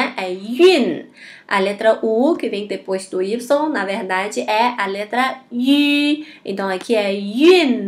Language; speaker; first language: Portuguese; non-native, fluent; Chinese